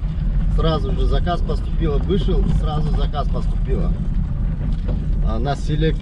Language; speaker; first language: Russian; non-native, local second language; Kyrgyz